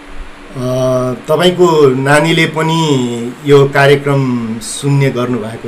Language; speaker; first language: Nepali; non-native, local second language; Newari